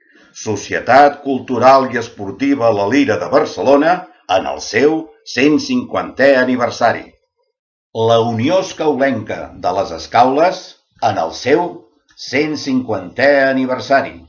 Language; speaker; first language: Catalan; native; Catalan